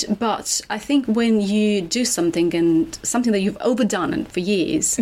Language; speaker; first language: English; non-native, fluent; Romanian